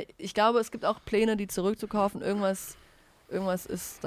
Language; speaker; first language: German; native; German